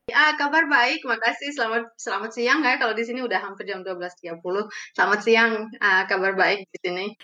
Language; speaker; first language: Indonesian; early bilingual, other home language; Romanian